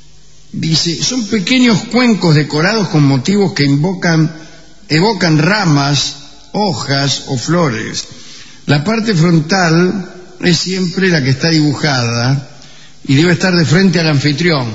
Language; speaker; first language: Spanish; native; Spanish